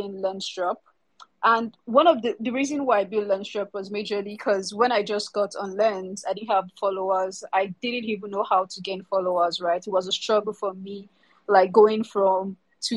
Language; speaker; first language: English; non-native, local second language; Yoruba